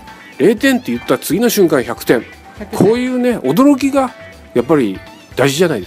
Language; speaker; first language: Japanese; native; Japanese